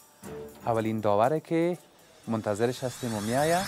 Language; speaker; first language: Persian; native; Persian